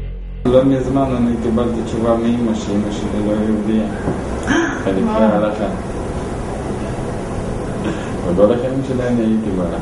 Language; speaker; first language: Hebrew; non-native, learner; Russian